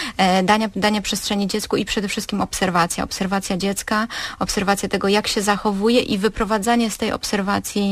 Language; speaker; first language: Polish; native; Polish